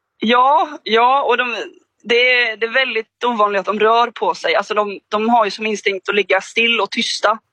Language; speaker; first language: Swedish; native; Swedish